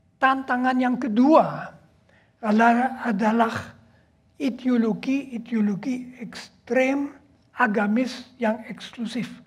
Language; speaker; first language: Indonesian; non-native, fluent; German